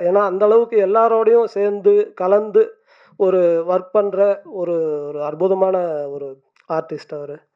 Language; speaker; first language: Tamil; native; Tamil